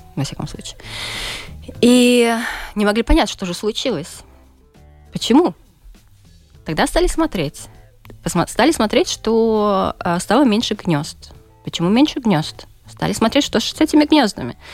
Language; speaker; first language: Russian; native; Russian